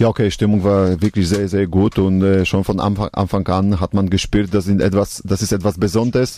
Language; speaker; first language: German; non-native, learner; Polish